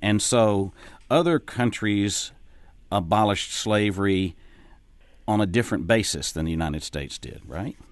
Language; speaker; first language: English; native; English